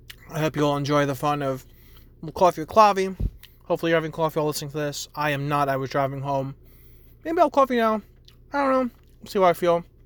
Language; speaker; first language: English; native; English